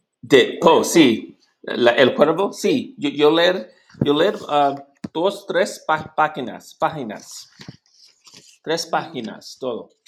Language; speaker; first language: Spanish; non-native, learner; English